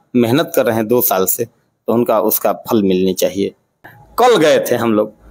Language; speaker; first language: Hindi; native; Hindi